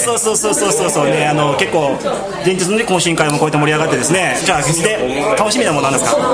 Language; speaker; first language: Japanese; native; Japanese